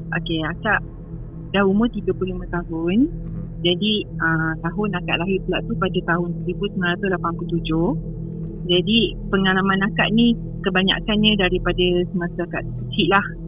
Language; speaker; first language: Malay; native; Malay